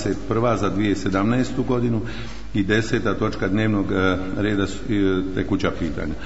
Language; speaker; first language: Croatian; native; Croatian